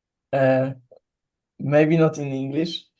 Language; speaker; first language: English; non-native, learner; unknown